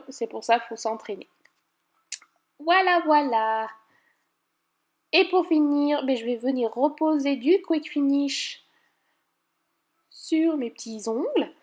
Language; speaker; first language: French; native; French